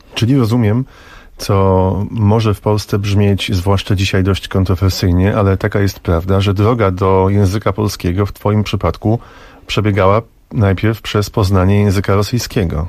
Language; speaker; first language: Polish; native; Polish